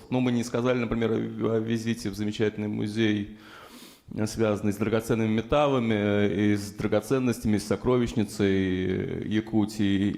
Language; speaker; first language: Russian; native; Russian